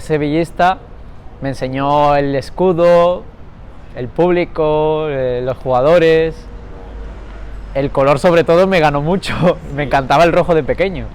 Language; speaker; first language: Spanish; early bilingual, other home language; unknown